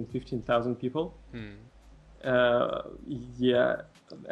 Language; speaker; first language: English; non-native, fluent; Russian